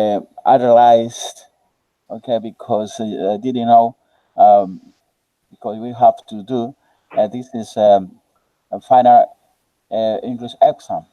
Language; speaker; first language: English; non-native, learner; Spanish